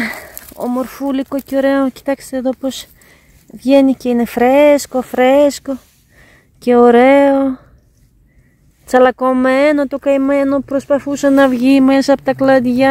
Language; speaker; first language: Greek; native; Greek